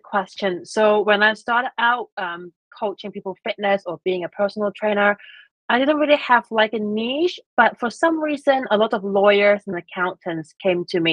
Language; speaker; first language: English; native; English